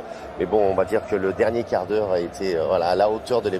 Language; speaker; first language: French; native; French